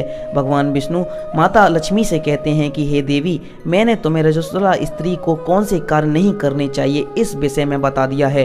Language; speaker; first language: Hindi; native; Hindi